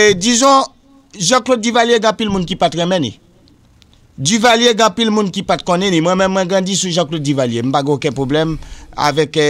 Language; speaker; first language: French; non-native, local second language; Haitian Creole